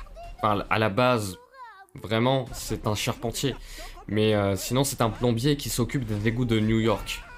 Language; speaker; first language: French; native; French